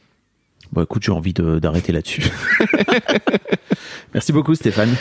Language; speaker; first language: French; native; French